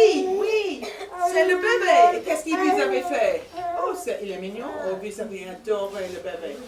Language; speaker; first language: French; non-native, fluent; English